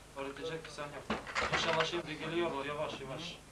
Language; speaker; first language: Turkish; non-native, learner; Bosnian